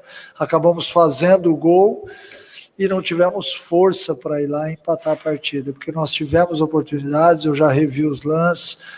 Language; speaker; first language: Portuguese; native; Portuguese